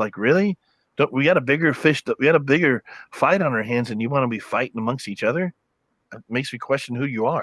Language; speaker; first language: English; native; English